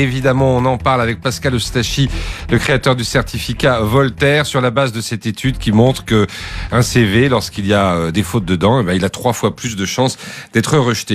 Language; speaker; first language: French; native; French